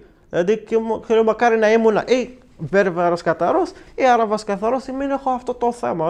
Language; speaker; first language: Greek; non-native, learner; Arabic